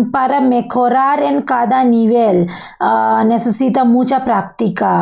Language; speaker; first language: Spanish; non-native, learner; Bangla